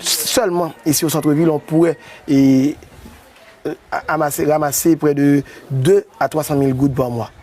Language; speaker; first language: French; non-native, local second language; Haitian Creole